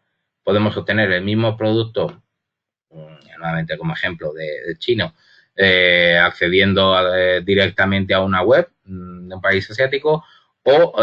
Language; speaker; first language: Spanish; native; Spanish